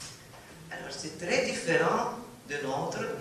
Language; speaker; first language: French; non-native, fluent; Arabic